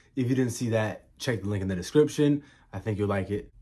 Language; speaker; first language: English; native; English